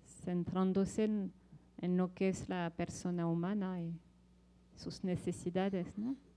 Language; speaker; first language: Spanish; non-native, fluent; French